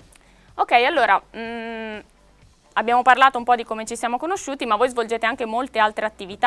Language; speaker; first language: Italian; native; Italian